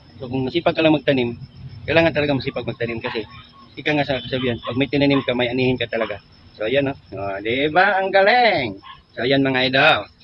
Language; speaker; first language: Filipino; non-native, local second language; Cebuano